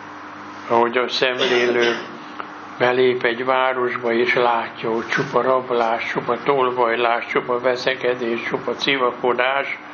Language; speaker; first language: Hungarian; native; Hungarian